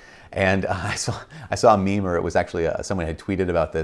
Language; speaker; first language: English; native; English